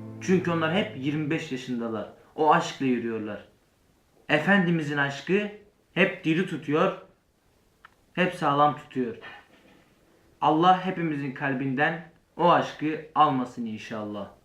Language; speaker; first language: Turkish; native; Turkish